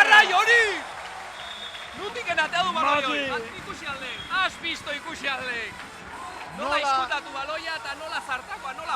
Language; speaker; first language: Basque; native; Basque